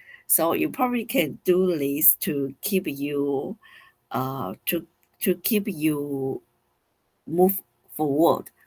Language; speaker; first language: English; non-native, fluent; Chinese